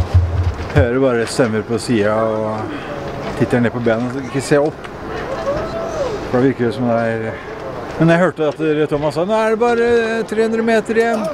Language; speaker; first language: Norwegian; native; Norwegian